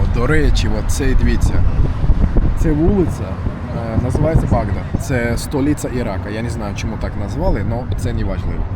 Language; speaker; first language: Ukrainian; non-native, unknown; Turkish